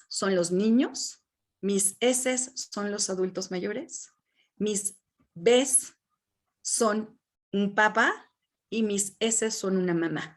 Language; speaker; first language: Spanish; native; Spanish